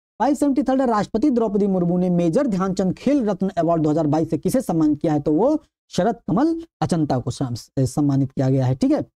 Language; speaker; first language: Hindi; native; Hindi